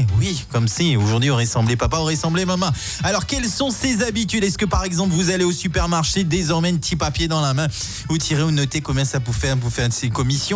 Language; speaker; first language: French; non-native, local second language; Morisyen